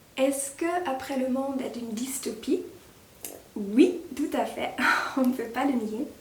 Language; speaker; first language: French; non-native, fluent; German